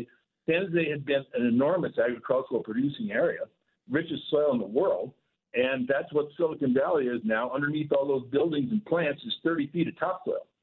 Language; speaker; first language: English; native; English